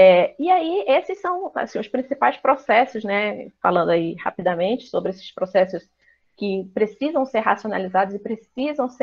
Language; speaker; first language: Portuguese; native; Portuguese